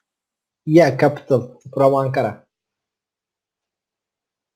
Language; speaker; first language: English; non-native, learner; Turkish